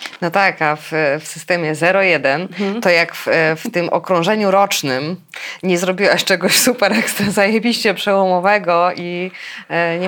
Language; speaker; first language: Polish; native; Polish